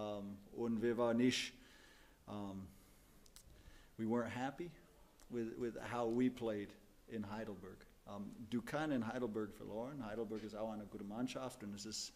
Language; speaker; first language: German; non-native, learner; English